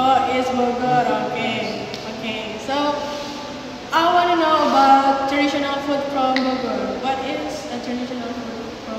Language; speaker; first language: English; non-native, learner; Indonesian